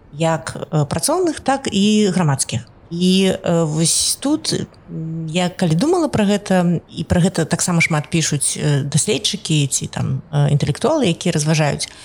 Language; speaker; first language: Belarusian; non-native, local second language; Russian